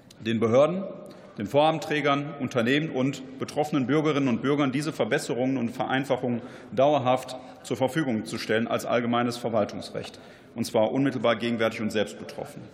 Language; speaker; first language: German; native; German